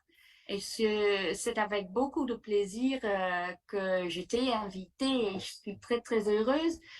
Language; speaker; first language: French; non-native, fluent; Dutch